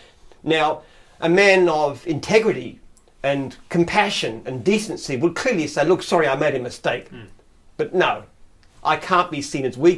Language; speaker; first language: English; native; English